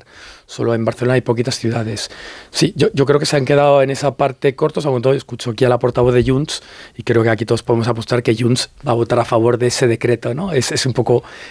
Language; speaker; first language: Spanish; native; Spanish